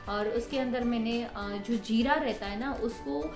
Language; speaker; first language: Hindi; non-native, local second language; Gujarati